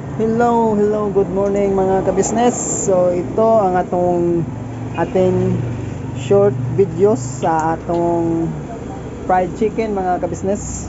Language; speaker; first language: Filipino; non-native, local second language; Cebuano